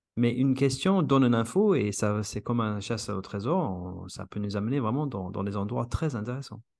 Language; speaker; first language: French; non-native, fluent; English